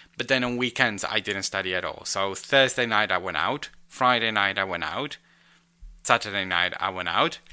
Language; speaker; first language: English; non-native, fluent; Spanish